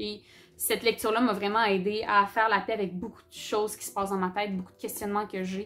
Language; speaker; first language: French; native; French